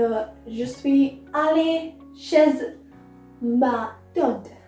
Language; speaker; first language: French; non-native, learner; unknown